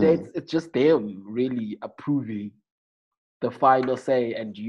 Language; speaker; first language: English; non-native, local second language; Xhosa